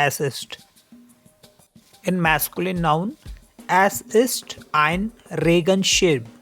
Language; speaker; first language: German; non-native, fluent; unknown